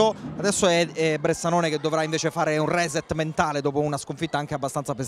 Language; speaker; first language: Italian; native; Italian